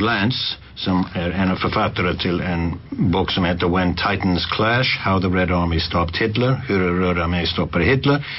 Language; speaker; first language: Swedish; non-native, fluent; English